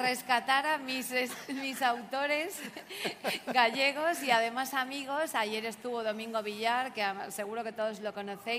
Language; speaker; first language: Spanish; native; Spanish